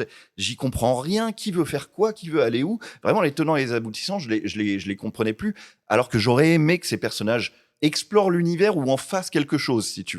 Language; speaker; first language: French; native; French